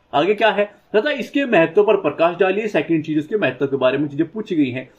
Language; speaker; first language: Hindi; native; Hindi